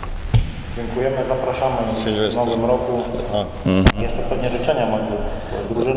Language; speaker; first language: Polish; native; Polish